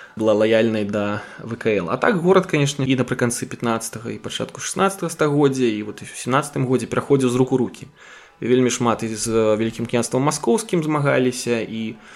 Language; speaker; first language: Belarusian; non-native, local second language; Russian